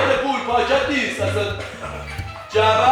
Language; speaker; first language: Persian; native; Persian